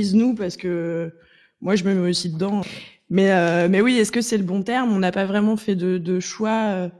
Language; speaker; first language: French; native; French